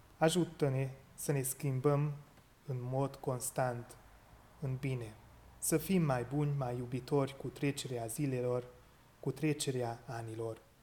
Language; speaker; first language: Romanian; non-native, local second language; Hungarian